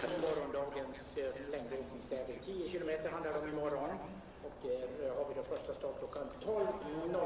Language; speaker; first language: Swedish; native; Swedish